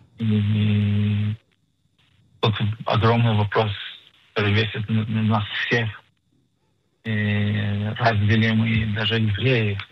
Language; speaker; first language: Russian; early bilingual, heritage; Russian